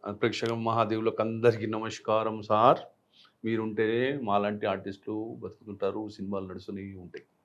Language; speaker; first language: Telugu; non-native, local second language; Hindi